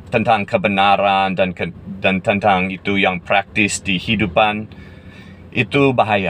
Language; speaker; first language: Indonesian; non-native, fluent; English